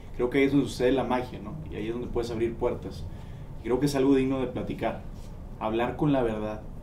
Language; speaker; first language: Spanish; native; Spanish